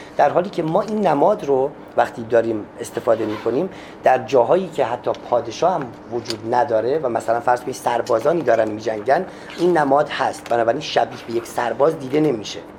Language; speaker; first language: Persian; non-native, local second language; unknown